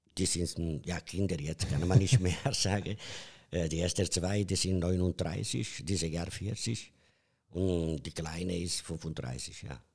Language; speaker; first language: German; non-native, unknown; Italian